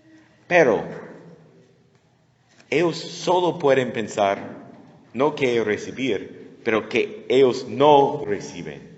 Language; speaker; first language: Spanish; non-native, learner; English